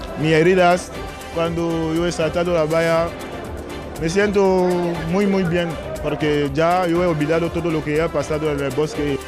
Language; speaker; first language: Spanish; non-native, learner; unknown